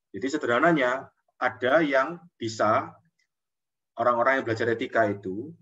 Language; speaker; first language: Indonesian; native; Indonesian